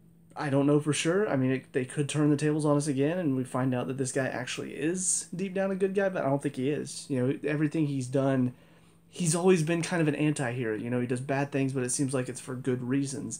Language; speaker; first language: English; native; English